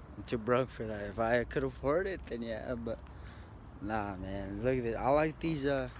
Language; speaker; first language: English; native; English